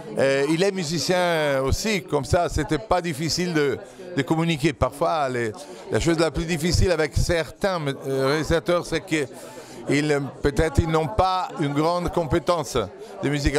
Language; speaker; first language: French; non-native, fluent; Italian